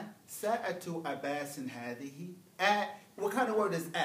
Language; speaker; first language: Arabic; non-native, fluent; English